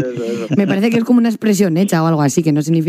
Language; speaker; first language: Spanish; native; Spanish